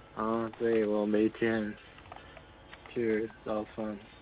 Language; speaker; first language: Chinese; non-native, learner; Korean